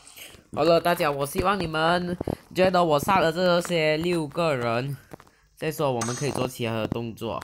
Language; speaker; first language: Chinese; early bilingual, heritage; Chinese